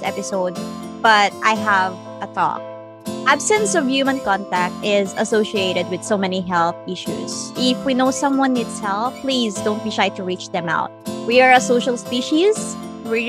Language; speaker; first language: English; non-native, local second language; Filipino